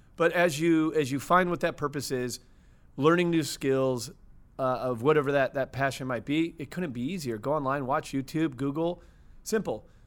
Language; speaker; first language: English; native; English